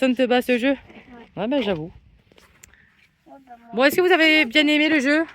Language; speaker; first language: French; native; French